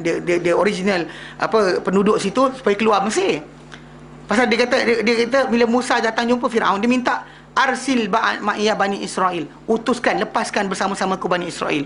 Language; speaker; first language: Malay; native; Malay